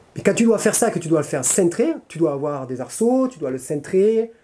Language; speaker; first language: French; native; French